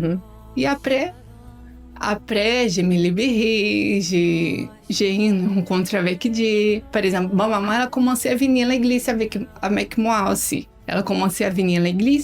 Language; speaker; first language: French; non-native, learner; Portuguese